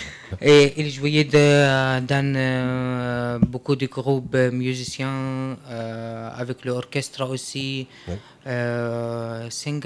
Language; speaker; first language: French; non-native, learner; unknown